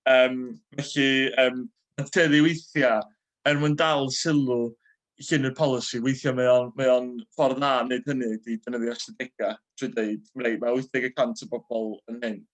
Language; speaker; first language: Welsh; native; Welsh